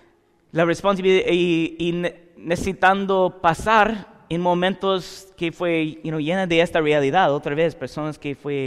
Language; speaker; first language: Spanish; non-native, learner; English